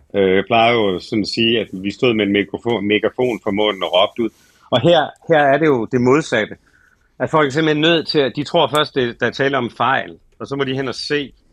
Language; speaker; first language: Danish; native; Danish